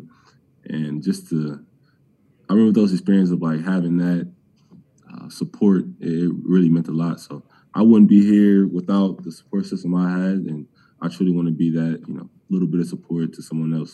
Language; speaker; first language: English; native; English